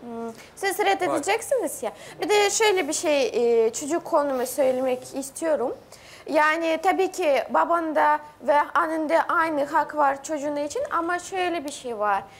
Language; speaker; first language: Turkish; non-native, learner; Russian